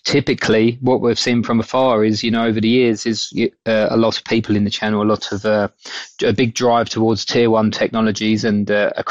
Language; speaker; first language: English; native; English